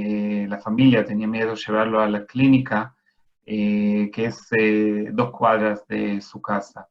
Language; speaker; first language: Spanish; non-native, fluent; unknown